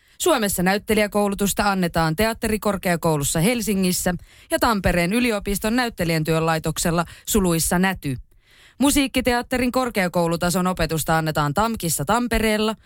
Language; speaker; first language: Finnish; native; Finnish